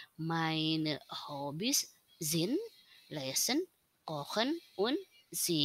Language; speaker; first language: German; non-native, learner; Indonesian